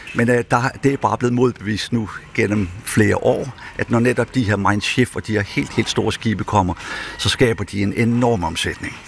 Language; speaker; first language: Danish; native; Danish